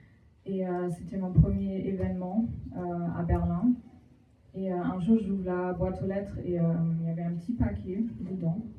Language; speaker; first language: French; non-native, fluent; German